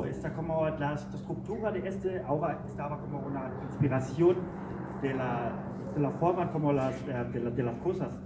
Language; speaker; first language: Spanish; non-native, learner; German